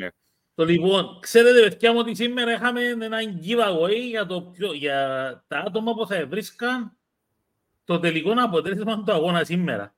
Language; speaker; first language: Greek; native; Greek